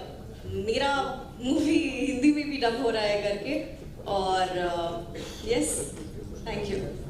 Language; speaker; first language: Hindi; non-native, local second language; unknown